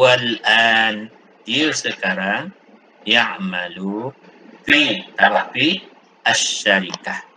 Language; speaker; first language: Malay; native; Malay